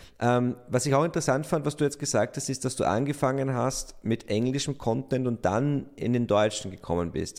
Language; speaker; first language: German; native; German